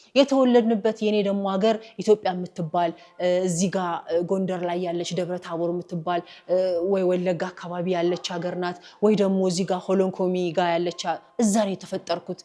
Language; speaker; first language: Amharic; native; Amharic